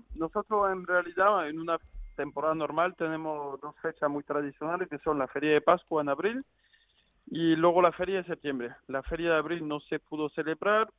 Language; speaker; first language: Spanish; non-native, fluent; French